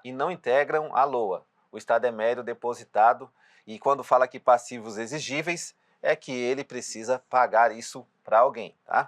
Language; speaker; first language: Portuguese; native; Portuguese